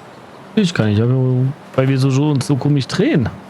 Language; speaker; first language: German; native; German